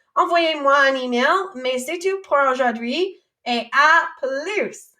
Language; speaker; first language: French; non-native, fluent; English